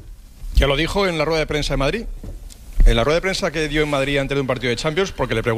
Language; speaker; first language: Spanish; native; Spanish